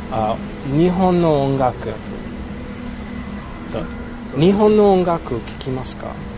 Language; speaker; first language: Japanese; non-native, learner; English